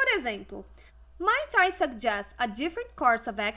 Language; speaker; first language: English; non-native, fluent; Portuguese